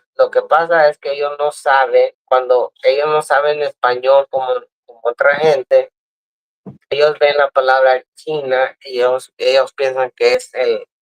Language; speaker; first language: Spanish; early bilingual, other home language; English